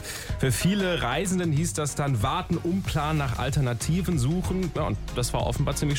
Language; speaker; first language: German; native; German